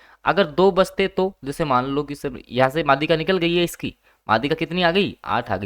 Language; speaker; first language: Hindi; native; Hindi